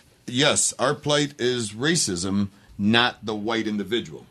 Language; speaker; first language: English; native; English